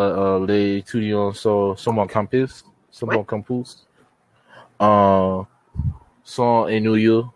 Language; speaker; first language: French; non-native, learner; English